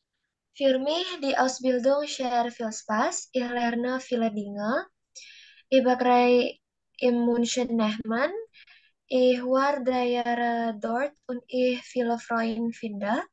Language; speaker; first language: German; non-native, learner; Indonesian